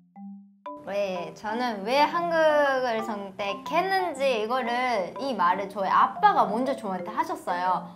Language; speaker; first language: Korean; non-native, fluent; Japanese